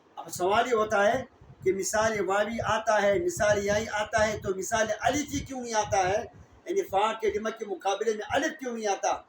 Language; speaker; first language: Urdu; non-native, local second language; Pashto